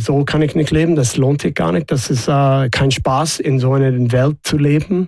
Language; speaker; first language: German; non-native, fluent; English